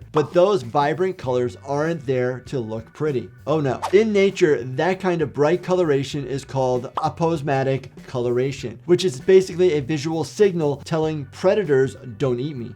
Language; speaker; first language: English; native; English